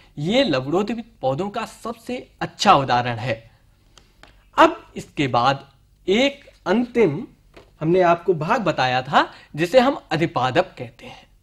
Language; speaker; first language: Hindi; native; Hindi